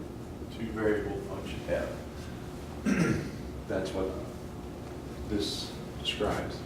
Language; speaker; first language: English; native; English